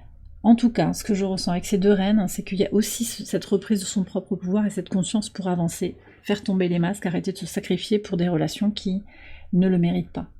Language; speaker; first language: French; native; French